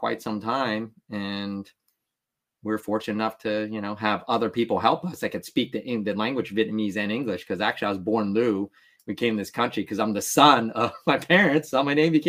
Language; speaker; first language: English; early bilingual, other home language; Vietnamese